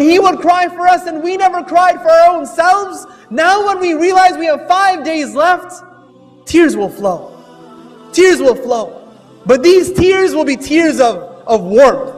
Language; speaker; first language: English; native; English